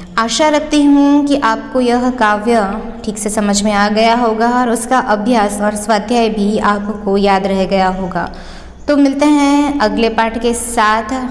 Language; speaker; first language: Hindi; non-native, local second language; Gujarati